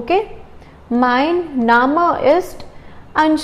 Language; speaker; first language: German; non-native, learner; Hindi